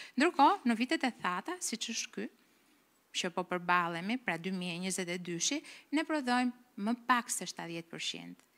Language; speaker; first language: Albanian; native; Albanian